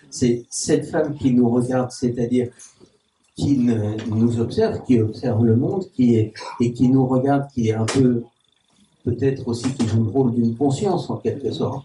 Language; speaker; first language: French; native; French